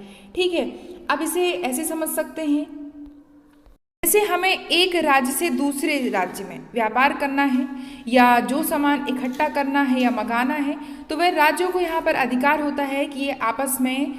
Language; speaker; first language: Hindi; native; Hindi